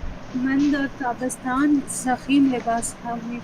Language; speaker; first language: Persian; non-native, learner; Urdu